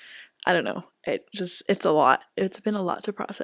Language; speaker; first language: English; native; English